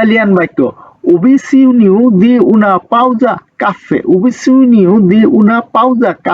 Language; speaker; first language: Italian; non-native, learner; Bangla